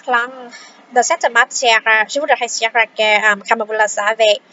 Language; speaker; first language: French; non-native, fluent; Vietnamese